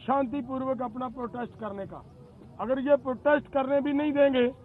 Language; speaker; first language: Hindi; non-native, local second language; Punjabi